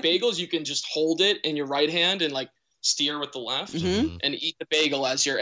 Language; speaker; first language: English; native; English